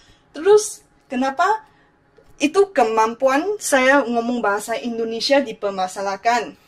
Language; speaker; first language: Indonesian; non-native, fluent; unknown